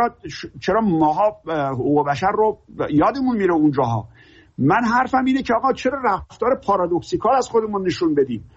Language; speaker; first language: Persian; native; Persian